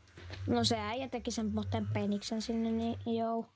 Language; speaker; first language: Finnish; native; Finnish